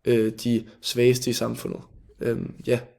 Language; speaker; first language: Danish; native; Danish